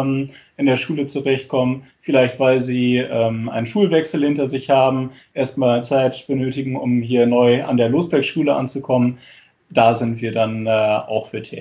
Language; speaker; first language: German; native; German